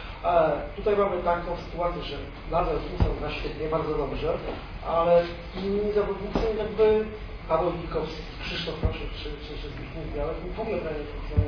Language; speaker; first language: Polish; native; Polish